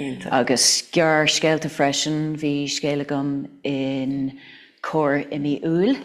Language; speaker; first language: Irish; non-native, local second language; English